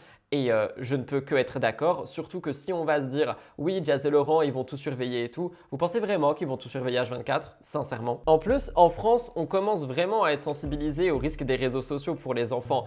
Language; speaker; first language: French; native; French